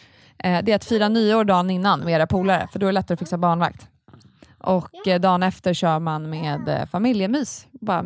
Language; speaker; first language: Swedish; native; Swedish